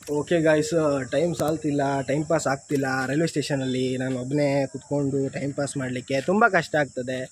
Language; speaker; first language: Kannada; native; Kannada